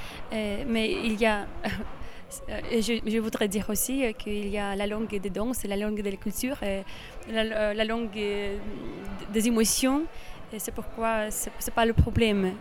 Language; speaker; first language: French; non-native, learner; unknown